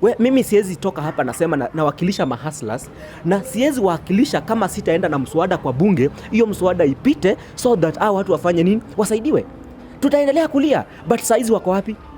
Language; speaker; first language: Swahili; native; Swahili